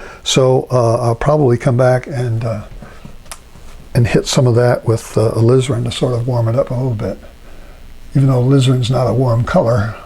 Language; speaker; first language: English; native; English